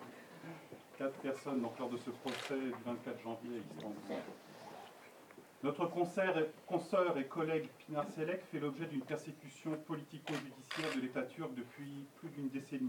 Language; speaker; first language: French; native; French